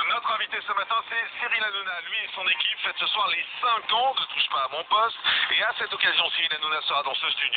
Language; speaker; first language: French; native; French